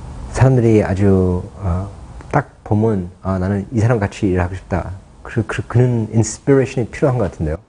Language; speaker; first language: Korean; early bilingual, heritage; Korean